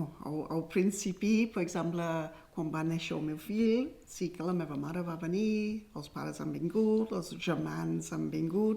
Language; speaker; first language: Catalan; non-native, fluent; English